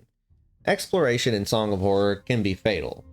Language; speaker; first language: English; native; English